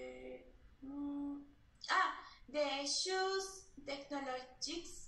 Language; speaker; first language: French; non-native, learner; Spanish